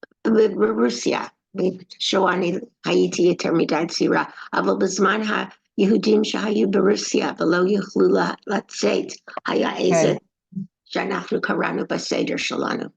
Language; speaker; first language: Hebrew; non-native, learner; English